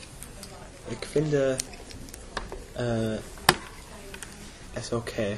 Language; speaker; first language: German; non-native, learner; English